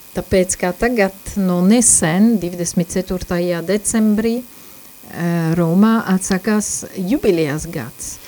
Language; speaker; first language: Latvian; non-native, fluent; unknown